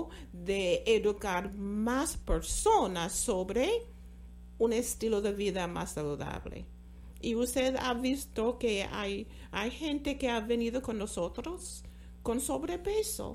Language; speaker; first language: Spanish; non-native, fluent; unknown